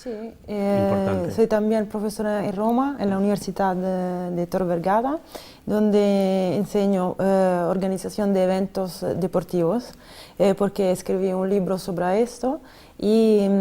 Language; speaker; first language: Spanish; non-native, fluent; Italian